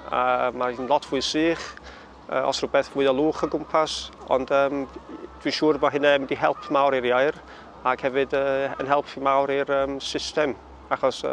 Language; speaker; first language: Welsh; native; Welsh